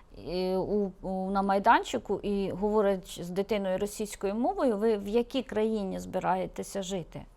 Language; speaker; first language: Ukrainian; native; Ukrainian